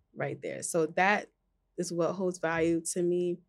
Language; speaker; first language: English; native; English